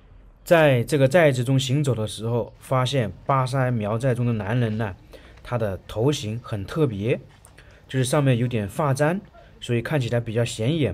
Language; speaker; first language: Chinese; native; Chinese